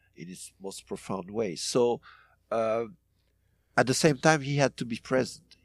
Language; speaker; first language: English; non-native, fluent; French